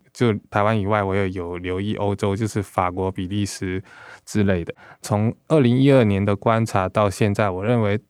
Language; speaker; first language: Chinese; non-native, local second language; Cantonese